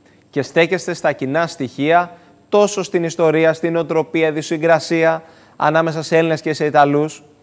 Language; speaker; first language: Greek; native; Greek